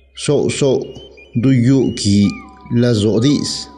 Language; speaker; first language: Spanish; non-native, local second language; Zapotec